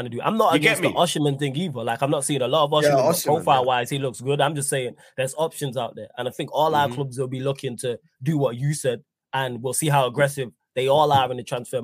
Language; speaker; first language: English; native; English